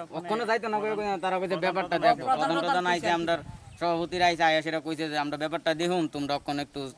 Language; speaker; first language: Bangla; non-native, local second language; Kok Borok